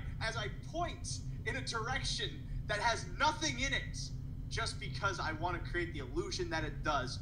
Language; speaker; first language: English; native; English